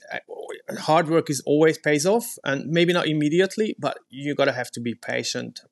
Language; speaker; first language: English; non-native, fluent; Hungarian